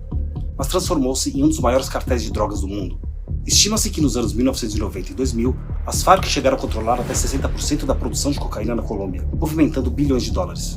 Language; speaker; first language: Portuguese; native; Portuguese